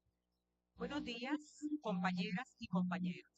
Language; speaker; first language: Spanish; native; Spanish